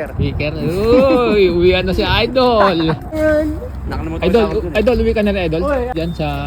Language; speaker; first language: Filipino; native; Filipino